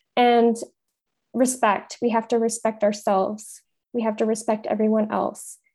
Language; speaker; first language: English; native; English